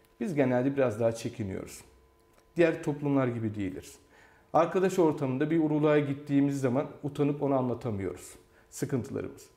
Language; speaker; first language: Turkish; early bilingual, heritage; Turkish